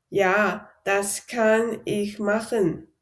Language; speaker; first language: German; non-native, learner; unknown